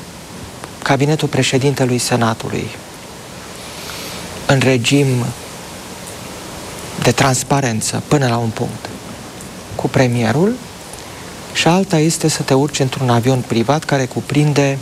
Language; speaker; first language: Romanian; native; Romanian